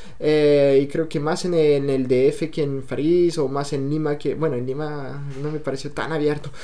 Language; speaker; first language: Spanish; non-native, fluent; French